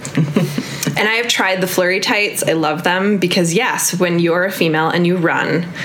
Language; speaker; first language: English; native; English